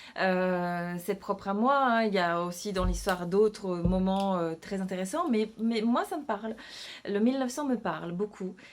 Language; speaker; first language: French; non-native, fluent; Italian